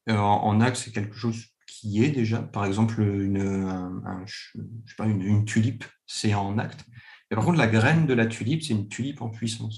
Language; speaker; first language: French; native; French